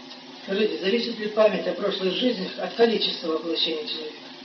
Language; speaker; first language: Russian; native; Russian